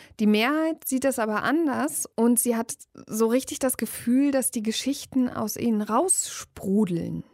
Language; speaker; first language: German; native; German